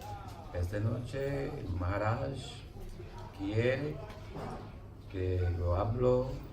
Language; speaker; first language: Spanish; non-native, learner; English